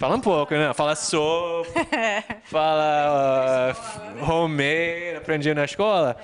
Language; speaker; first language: Portuguese; non-native, fluent; English